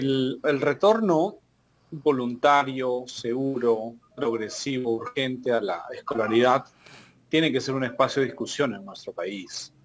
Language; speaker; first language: Spanish; native; Spanish